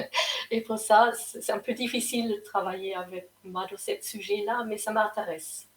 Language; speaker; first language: French; non-native, fluent; German